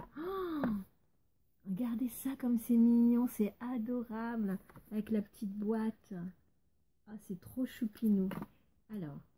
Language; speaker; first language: French; native; French